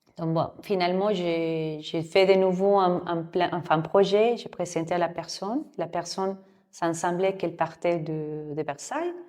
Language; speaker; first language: French; non-native, fluent; Spanish